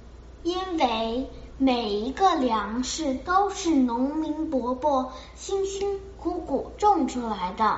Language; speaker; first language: Chinese; early bilingual, other home language; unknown